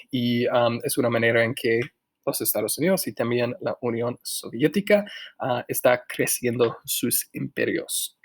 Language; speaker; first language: Spanish; non-native, fluent; English